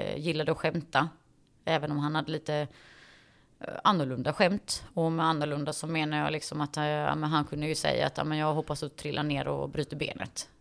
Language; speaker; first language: Swedish; early bilingual, other home language; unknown